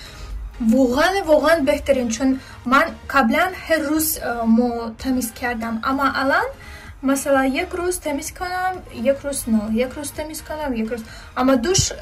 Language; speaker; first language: Persian; non-native, learner; Turkish